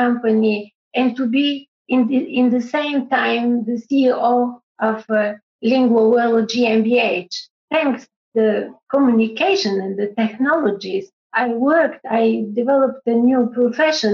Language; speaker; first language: English; non-native, fluent; Bulgarian